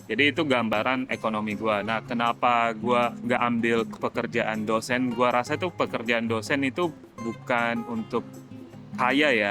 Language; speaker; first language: Indonesian; native; Indonesian